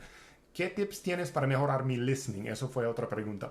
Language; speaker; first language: Spanish; non-native, fluent; English